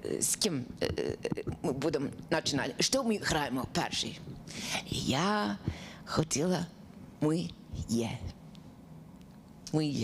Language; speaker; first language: Ukrainian; non-native, learner; English